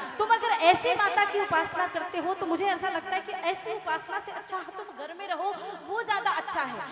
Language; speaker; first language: Hindi; native; Hindi